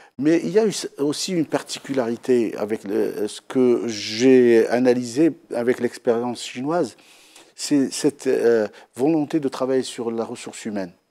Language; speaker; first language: French; non-native, local second language; Arabic